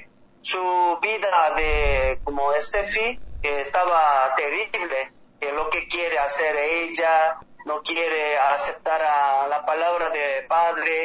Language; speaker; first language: Spanish; non-native, learner; Korean